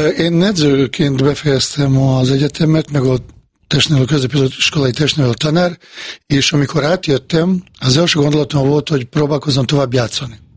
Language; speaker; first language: Hungarian; non-native, fluent; Bosnian